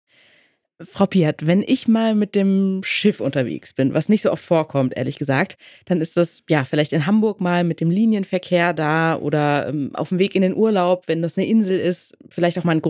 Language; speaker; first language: German; native; German